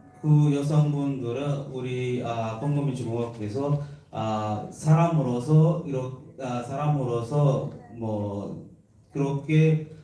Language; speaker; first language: Korean; non-native, learner; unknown